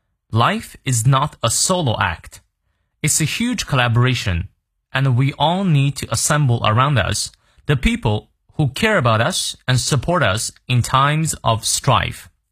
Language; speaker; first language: English; non-native, fluent; Chinese